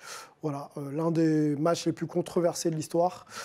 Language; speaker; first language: French; native; French